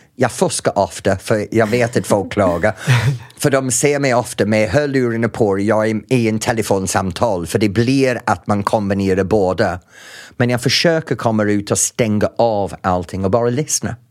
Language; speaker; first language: Swedish; non-native, fluent; English